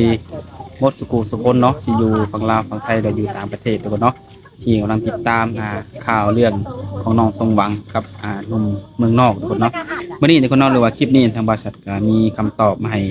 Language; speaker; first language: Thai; non-native, local second language; Northeastern Thai